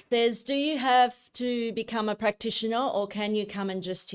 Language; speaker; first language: English; native; English